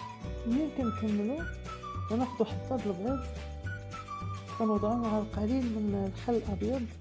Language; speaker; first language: Arabic; native; Arabic